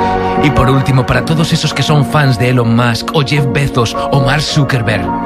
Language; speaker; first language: Spanish; native; Spanish